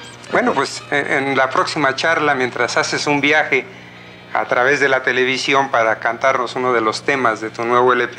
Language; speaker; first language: Spanish; native; Spanish